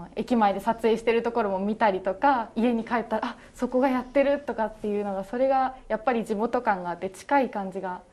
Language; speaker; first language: Japanese; native; Japanese